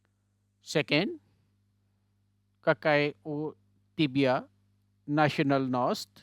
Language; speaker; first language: Russian; non-native, learner; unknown